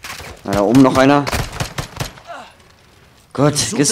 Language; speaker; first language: German; native; German